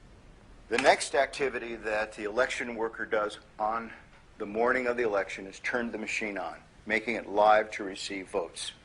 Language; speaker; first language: English; native; English